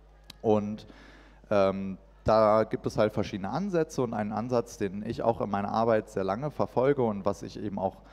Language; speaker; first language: German; native; German